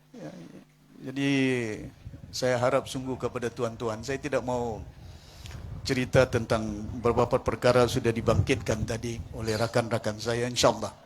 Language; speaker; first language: Malay; non-native, local second language; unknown